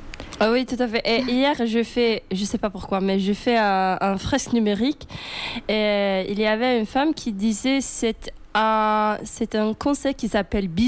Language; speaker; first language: French; non-native, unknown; Swedish